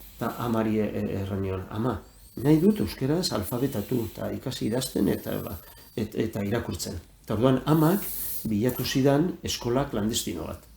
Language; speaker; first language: Basque; native; Basque